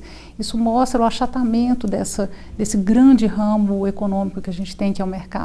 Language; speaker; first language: Portuguese; native; Portuguese